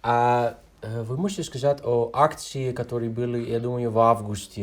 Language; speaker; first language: Russian; non-native, fluent; Dutch